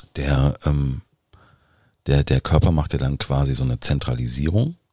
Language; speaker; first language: German; native; German